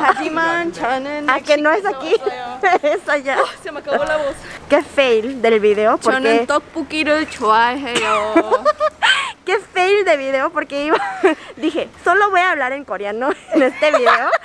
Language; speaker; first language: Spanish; early bilingual, other home language; Korean